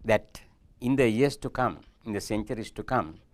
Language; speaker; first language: English; non-native, local second language; Sinhala